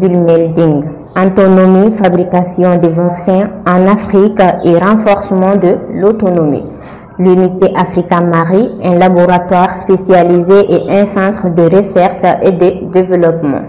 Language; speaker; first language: French; non-native, local second language; Bambara